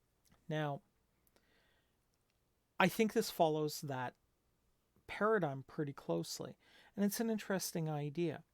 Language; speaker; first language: English; native; English